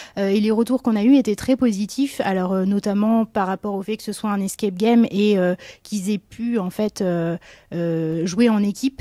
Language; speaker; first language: French; native; French